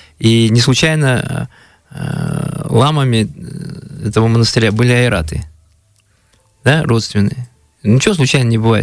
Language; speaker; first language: Russian; native; Russian